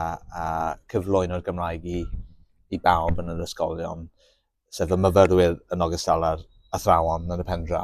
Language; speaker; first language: Welsh; non-native, local second language; English